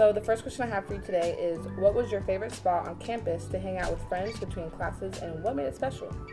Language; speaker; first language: English; native; English